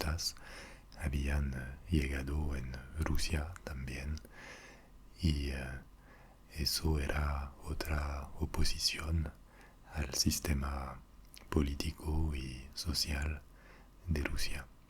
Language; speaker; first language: Spanish; non-native, fluent; French